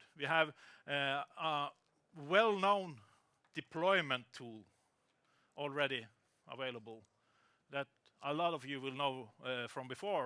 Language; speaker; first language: English; non-native, fluent; Norwegian